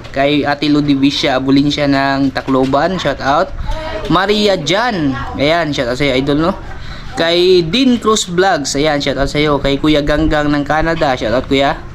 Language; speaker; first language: Filipino; non-native, local second language; Cebuano